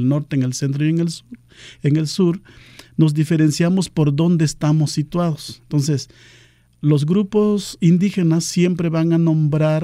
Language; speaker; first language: Spanish; non-native, local second language; Nahuatl languages